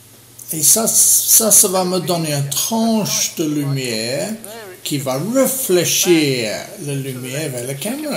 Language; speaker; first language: French; non-native, learner; English